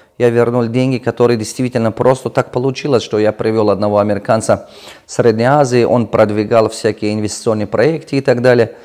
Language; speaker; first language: Russian; non-native, local second language; Tajik